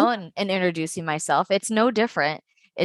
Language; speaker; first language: English; native; English